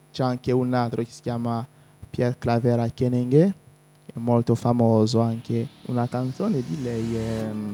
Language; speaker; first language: Italian; non-native, fluent; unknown